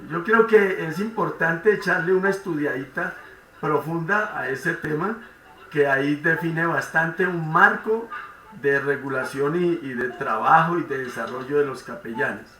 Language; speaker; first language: Spanish; native; Spanish